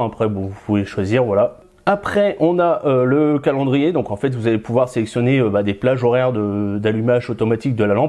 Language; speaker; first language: French; native; French